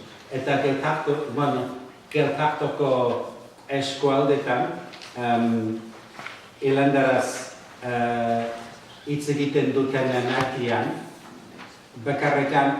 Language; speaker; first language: Basque; non-native, learner; English